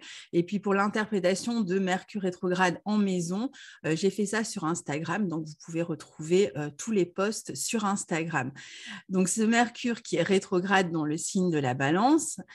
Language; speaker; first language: French; native; French